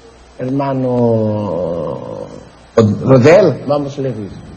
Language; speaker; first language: Spanish; non-native, learner; Filipino